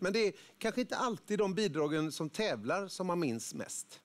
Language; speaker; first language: Swedish; native; Swedish